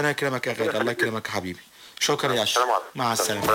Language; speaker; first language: Arabic; native; Arabic